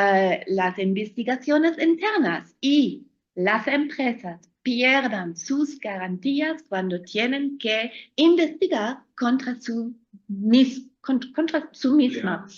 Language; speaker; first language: Spanish; non-native, fluent; German